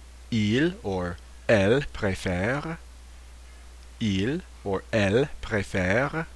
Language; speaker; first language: French; non-native, fluent; English